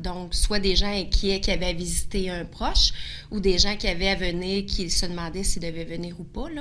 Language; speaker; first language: French; native; French